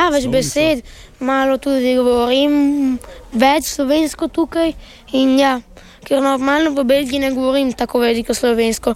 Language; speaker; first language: Slovenian; early bilingual, heritage; Italian